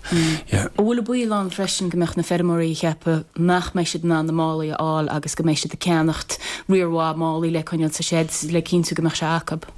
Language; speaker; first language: Irish; native; Irish